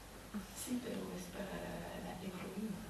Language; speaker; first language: Spanish; non-native, learner; French